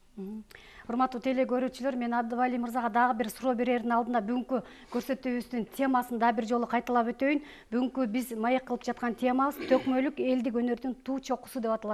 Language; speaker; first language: Kyrgyz; native; Kyrgyz